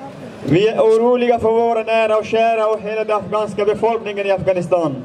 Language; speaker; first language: Swedish; non-native, fluent; Persian